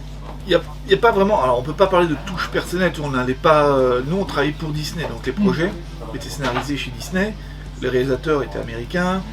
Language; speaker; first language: French; native; French